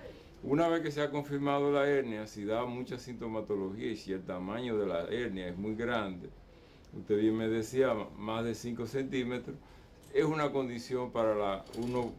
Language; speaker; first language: Spanish; native; Spanish